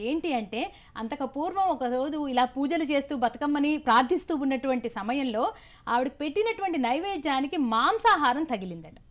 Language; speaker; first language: Telugu; native; Telugu